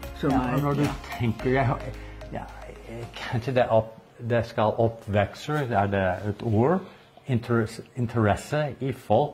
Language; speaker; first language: Norwegian; non-native, learner; English